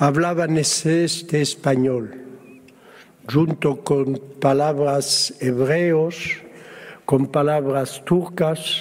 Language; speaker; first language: Spanish; early bilingual, heritage; Spanish